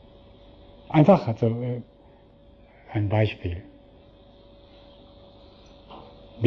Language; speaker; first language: German; non-native, fluent; Japanese